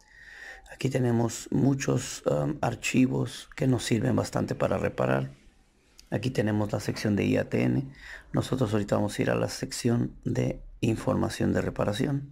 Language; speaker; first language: Spanish; native; Spanish